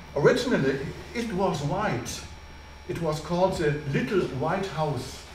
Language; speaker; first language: English; non-native, fluent; German